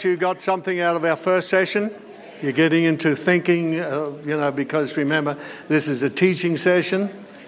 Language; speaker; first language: English; native; English